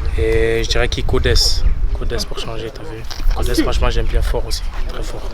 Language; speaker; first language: French; early bilingual, other home language; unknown